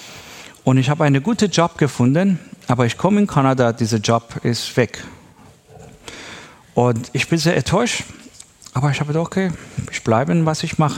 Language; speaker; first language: German; non-native, learner; Persian